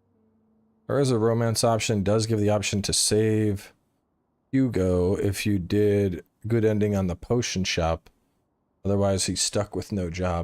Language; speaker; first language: English; native; English